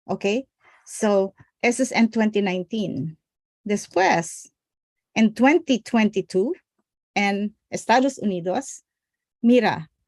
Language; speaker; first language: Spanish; non-native, learner; English